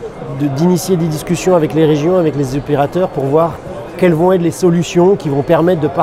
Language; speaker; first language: French; native; French